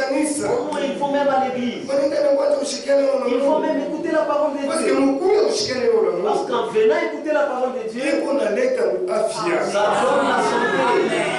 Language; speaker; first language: French; non-native, local second language; Swahili